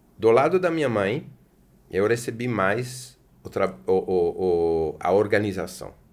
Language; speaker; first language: Portuguese; non-native, fluent; Italian